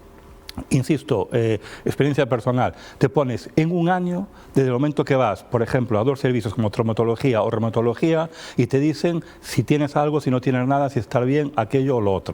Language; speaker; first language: Spanish; native; Spanish